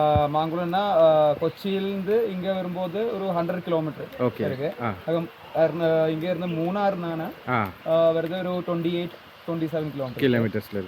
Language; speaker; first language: Tamil; non-native, local second language; Malayalam